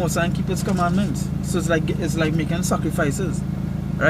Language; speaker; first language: English; native; English